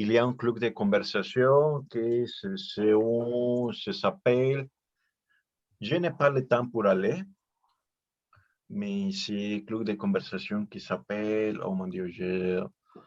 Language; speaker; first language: French; non-native, learner; Spanish